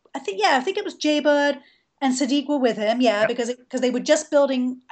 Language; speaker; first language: English; native; English